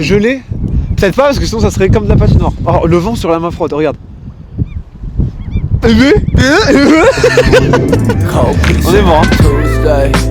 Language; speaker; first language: French; native; French